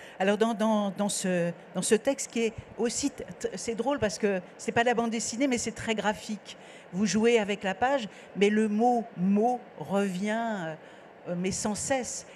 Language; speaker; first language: French; native; French